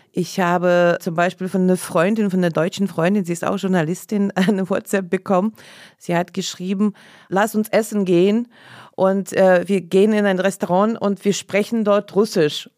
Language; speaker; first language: German; non-native, fluent; Russian